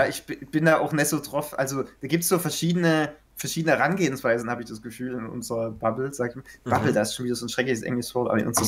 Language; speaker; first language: German; native; German